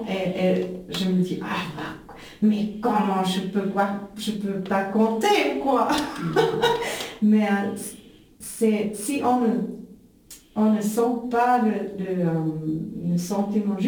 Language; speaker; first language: French; non-native, fluent; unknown